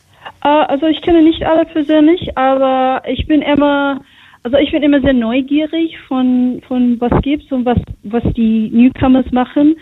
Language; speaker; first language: German; non-native, fluent; English